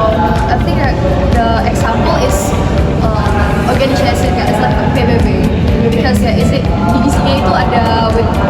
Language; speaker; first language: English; non-native, fluent; Indonesian